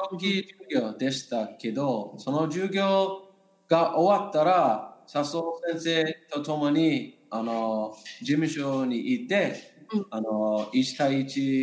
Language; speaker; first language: Japanese; non-native, learner; English